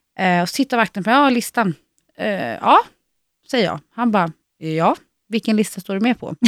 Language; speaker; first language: Swedish; native; Swedish